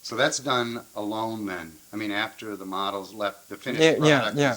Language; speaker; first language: English; native; English